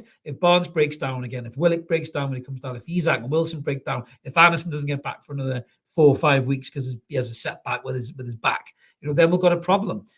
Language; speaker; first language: English; native; English